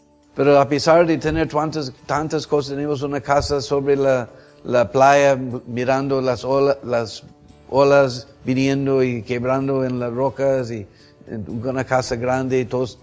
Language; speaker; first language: Spanish; non-native, fluent; English